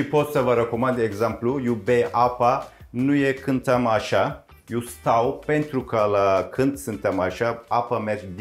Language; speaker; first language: Romanian; non-native, learner; Turkish